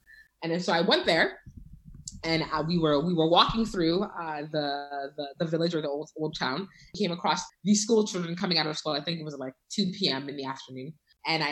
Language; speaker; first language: English; native; English